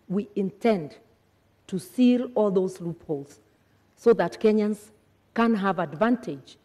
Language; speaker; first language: English; non-native, local second language; Kikuyu